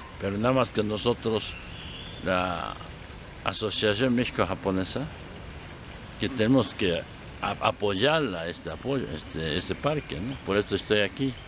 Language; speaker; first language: Spanish; non-native, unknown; Japanese